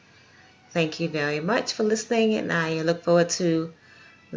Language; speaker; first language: English; native; English